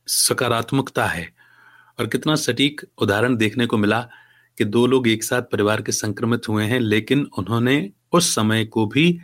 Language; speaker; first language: Hindi; native; Hindi